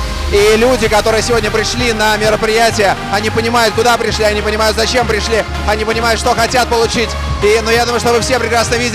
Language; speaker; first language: Russian; native; Russian